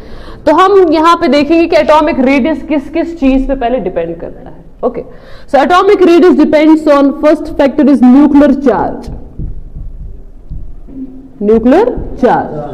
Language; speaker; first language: Hindi; non-native, local second language; Kashmiri